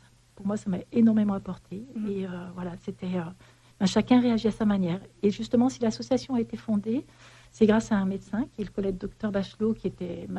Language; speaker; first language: French; native; French